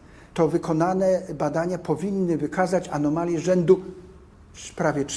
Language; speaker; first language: Polish; native; Polish